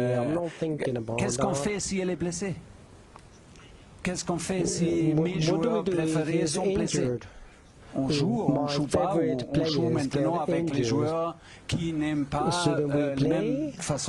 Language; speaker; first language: French; non-native, fluent; German